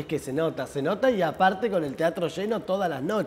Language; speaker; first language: Spanish; native; Spanish